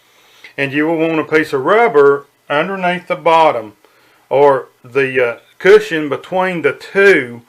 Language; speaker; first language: English; native; English